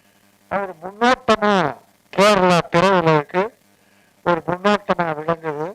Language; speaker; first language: Tamil; native; Tamil